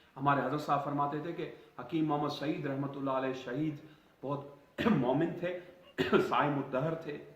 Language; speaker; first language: Urdu; non-native, local second language; Sindhi